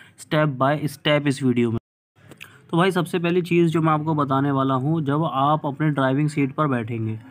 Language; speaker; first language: Hindi; native; Hindi